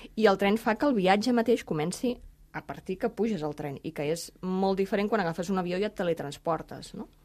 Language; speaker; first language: Catalan; native; Catalan